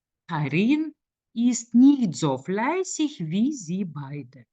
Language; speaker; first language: German; non-native, fluent; Lithuanian